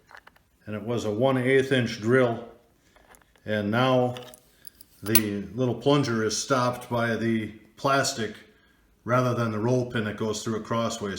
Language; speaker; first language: English; native; English